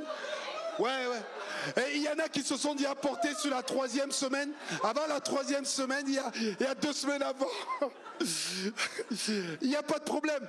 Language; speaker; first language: French; native; French